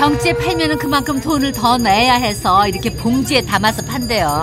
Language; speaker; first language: Korean; native; Korean